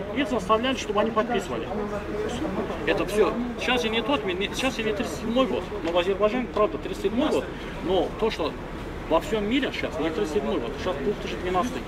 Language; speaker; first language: Russian; non-native, local second language; Azerbaijani